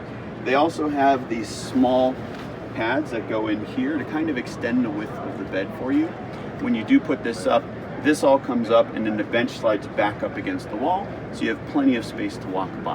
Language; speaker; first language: English; native; English